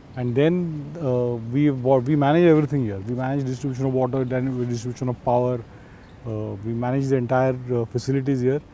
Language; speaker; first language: English; non-native, local second language; Marathi